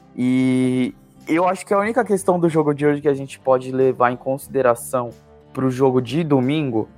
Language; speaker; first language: Portuguese; native; Portuguese